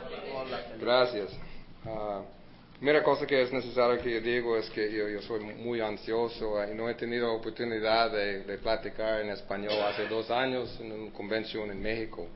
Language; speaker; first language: Spanish; early bilingual, heritage; Spanish